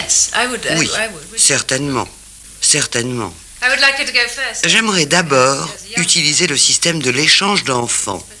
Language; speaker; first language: French; native; French